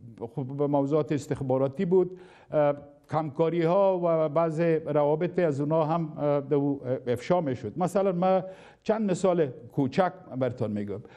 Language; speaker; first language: Persian; non-native, local second language; Pashto